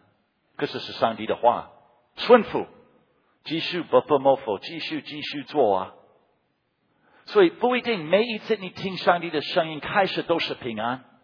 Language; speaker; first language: Chinese; non-native, fluent; English